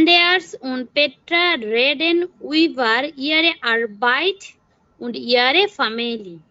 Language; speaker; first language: German; non-native, learner; Bangla